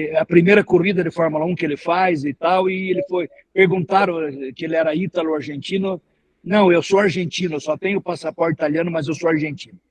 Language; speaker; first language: Portuguese; native; Portuguese